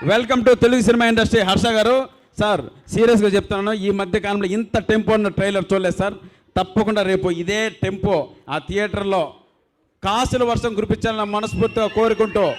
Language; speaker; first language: Telugu; native; Telugu